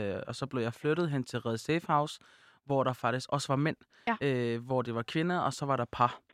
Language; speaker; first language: Danish; early bilingual, other home language; Arabic